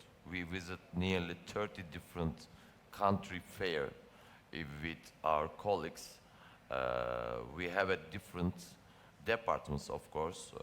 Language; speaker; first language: English; non-native, learner; Turkish